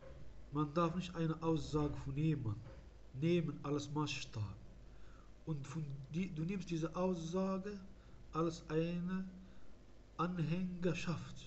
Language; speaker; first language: German; non-native, fluent; Arabic